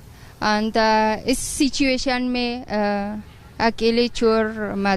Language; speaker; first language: Hindi; non-native, learner; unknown